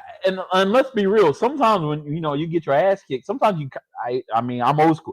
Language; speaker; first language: English; native; English